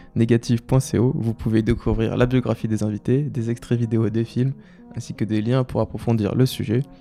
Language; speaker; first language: French; native; French